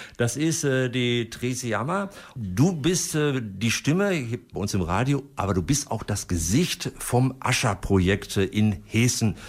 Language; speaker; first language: German; native; German